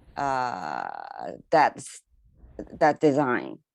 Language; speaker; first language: English; non-native, learner; Japanese